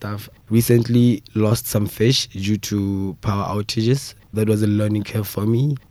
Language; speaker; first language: English; non-native, local second language; Southern Sotho